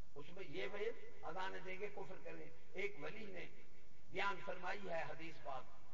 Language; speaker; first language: Urdu; non-native, local second language; Punjabi